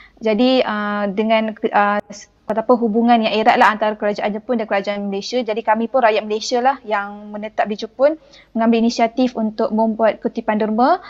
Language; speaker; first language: Malay; native; Malay